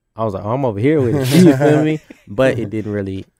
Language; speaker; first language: English; native; English